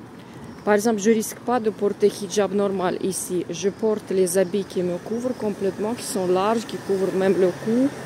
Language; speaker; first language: French; non-native, fluent; Russian